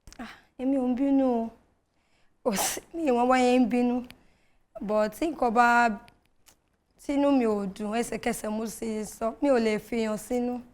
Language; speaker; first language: Yoruba; native; Yoruba